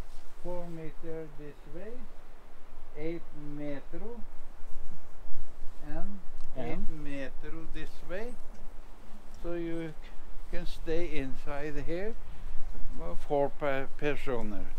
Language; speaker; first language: English; non-native, learner; Norwegian